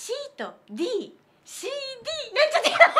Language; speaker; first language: Japanese; native; Japanese